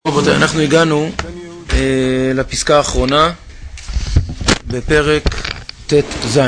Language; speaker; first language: Hebrew; native; Hebrew